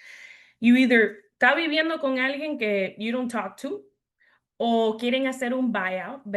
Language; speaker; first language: Spanish; early bilingual, heritage; English